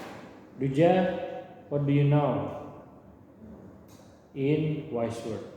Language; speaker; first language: English; non-native, local second language; Indonesian